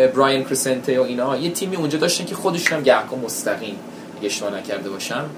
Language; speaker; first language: Persian; early bilingual, heritage; Persian